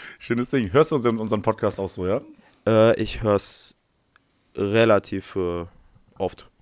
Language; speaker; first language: German; non-native, fluent; Romanian